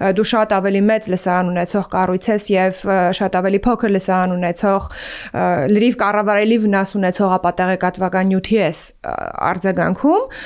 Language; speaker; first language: Armenian; native; Armenian